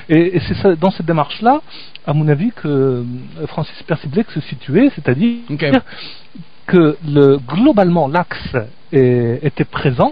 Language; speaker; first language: French; native; French